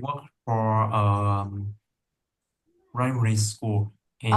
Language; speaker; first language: English; non-native, learner; Vietnamese